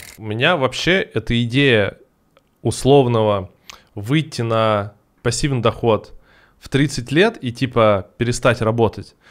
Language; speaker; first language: Russian; native; Russian